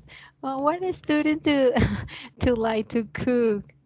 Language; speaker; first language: English; non-native, learner; Spanish